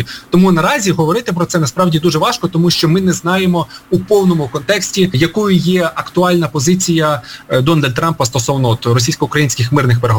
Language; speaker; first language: Ukrainian; native; Ukrainian